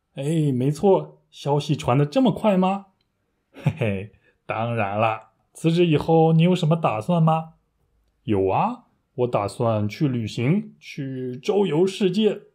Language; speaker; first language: Chinese; native; Chinese